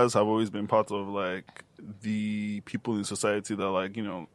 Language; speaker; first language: English; non-native, local second language; Yoruba